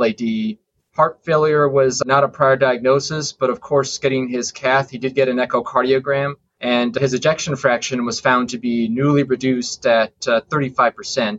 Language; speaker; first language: English; native; English